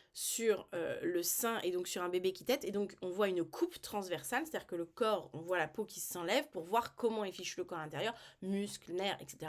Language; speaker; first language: French; native; French